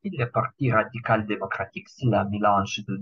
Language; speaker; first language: French; non-native, learner; Ukrainian